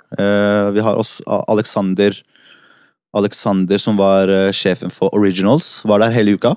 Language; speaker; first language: Norwegian; early bilingual, other home language; Spanish